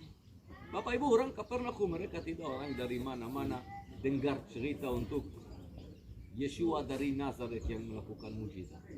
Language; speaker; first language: Indonesian; non-native, fluent; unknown